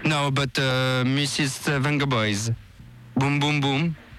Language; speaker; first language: English; non-native, learner; French